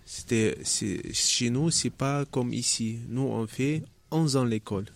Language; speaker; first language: French; non-native, learner; Chechen